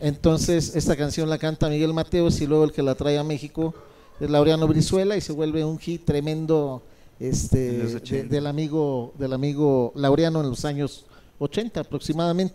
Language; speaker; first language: Spanish; native; Spanish